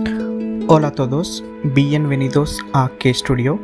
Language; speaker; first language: Spanish; non-native, fluent; Telugu